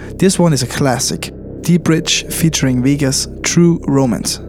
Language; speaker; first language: English; non-native, fluent; German